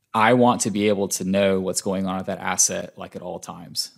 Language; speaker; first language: English; native; English